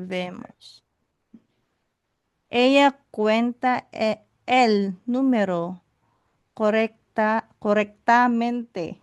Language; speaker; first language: Spanish; non-native, learner; Filipino